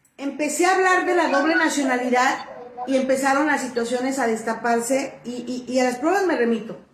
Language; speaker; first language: Spanish; native; Spanish